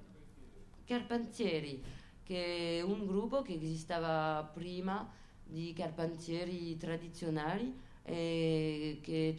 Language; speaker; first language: Italian; non-native, fluent; French